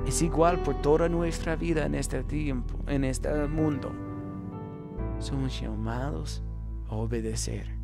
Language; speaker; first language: Spanish; non-native, fluent; English